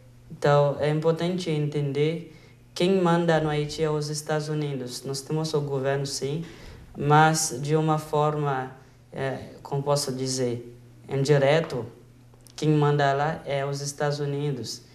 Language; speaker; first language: Portuguese; non-native, fluent; Haitian Creole